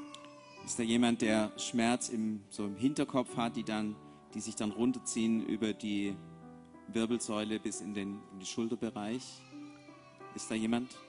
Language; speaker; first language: German; native; German